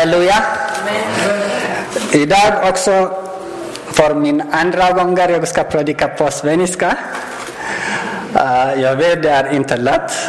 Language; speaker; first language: Swedish; non-native, learner; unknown